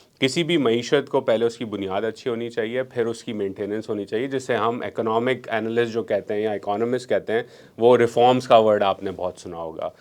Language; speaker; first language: Urdu; non-native, local second language; Memoni